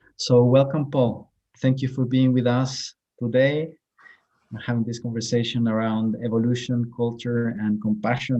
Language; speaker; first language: English; non-native, fluent; Spanish